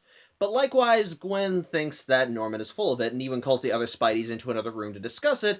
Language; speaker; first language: English; native; English